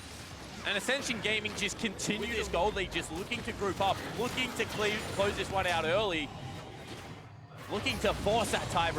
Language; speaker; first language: English; native; English